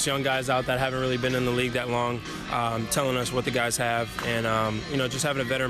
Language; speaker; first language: English; native; English